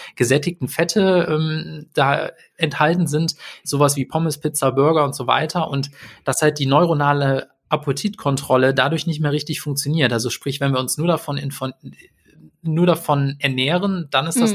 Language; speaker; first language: German; native; German